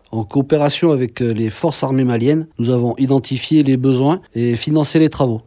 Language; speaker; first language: French; native; French